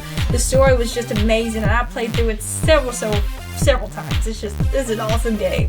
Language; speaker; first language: English; native; English